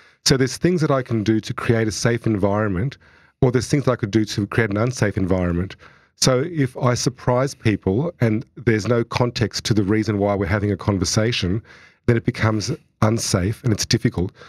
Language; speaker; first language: English; native; English